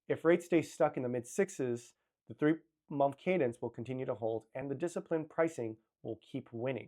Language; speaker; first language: English; native; English